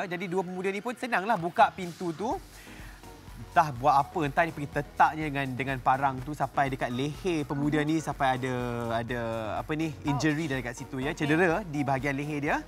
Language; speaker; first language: Malay; native; Malay